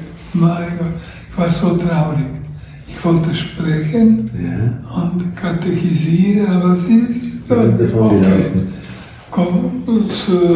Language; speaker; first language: German; non-native, learner; Croatian